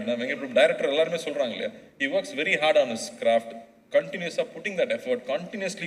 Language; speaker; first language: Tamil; native; Tamil